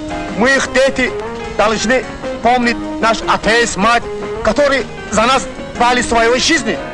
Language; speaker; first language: Russian; non-native, learner; Azerbaijani